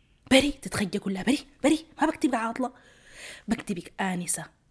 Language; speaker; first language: Arabic; early bilingual, heritage; Arabic